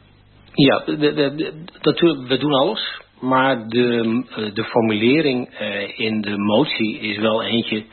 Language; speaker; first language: Dutch; native; Dutch